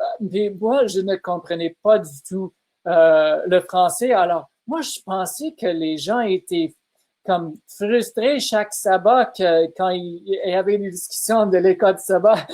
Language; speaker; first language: French; non-native, fluent; English